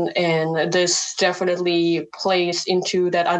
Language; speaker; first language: English; non-native, fluent; Indonesian